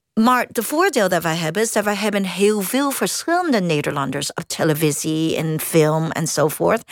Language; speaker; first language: Dutch; non-native, fluent; Cantonese